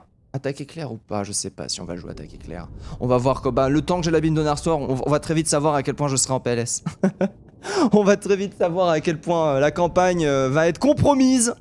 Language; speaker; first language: French; native; French